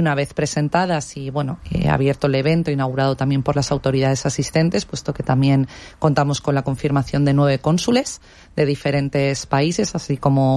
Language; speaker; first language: Spanish; native; Spanish